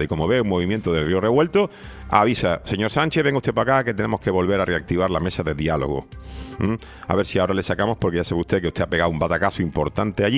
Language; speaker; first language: Spanish; native; Spanish